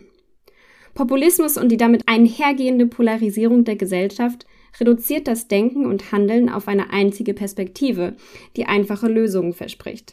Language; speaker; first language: German; native; German